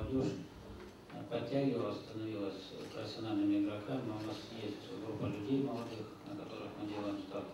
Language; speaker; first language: Russian; native; Russian